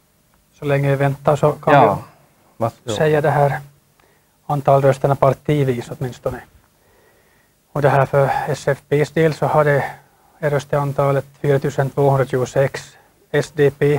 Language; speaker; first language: Swedish; native; Swedish